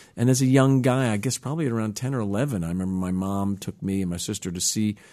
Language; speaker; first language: English; native; English